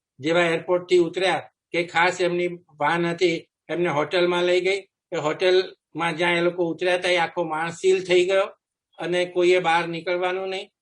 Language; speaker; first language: Gujarati; native; Gujarati